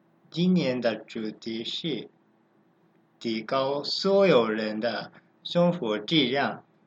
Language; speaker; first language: Chinese; non-native, learner; Japanese